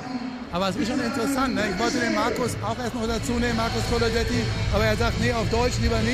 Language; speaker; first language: German; native; German